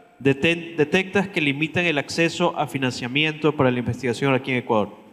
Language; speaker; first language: Spanish; native; Spanish